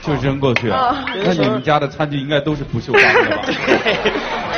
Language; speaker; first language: Chinese; native; Chinese